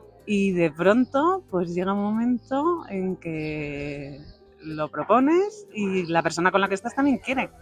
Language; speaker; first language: Spanish; native; Spanish